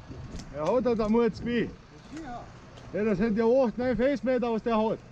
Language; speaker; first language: German; native; German